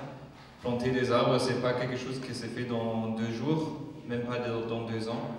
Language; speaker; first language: French; non-native, fluent; German